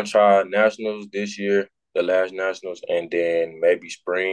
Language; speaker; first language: English; native; English